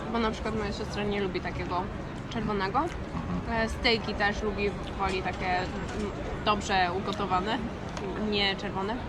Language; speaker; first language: Polish; early bilingual, heritage; Polish